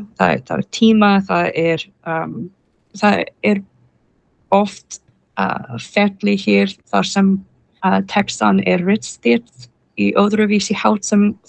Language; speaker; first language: Icelandic; non-native, learner; English